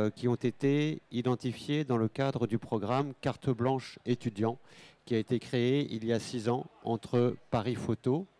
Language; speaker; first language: French; native; French